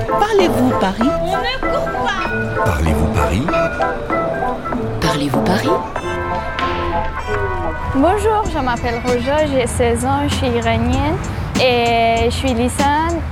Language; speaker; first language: French; non-native, learner; Persian